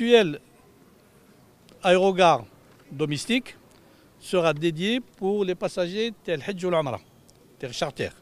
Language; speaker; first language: French; non-native, local second language; Arabic